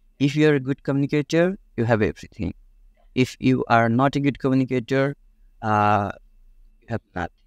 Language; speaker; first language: English; non-native, local second language; Bangla